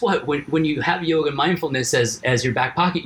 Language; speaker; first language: English; native; English